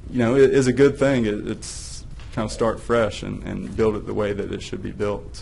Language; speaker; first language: English; native; English